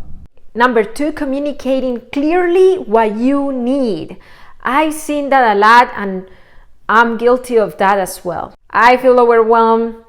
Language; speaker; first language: English; non-native, fluent; Spanish